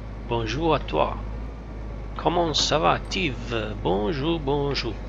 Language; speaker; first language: French; non-native, fluent; Italian